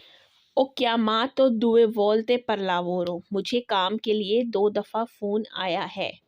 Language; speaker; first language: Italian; non-native, learner; Urdu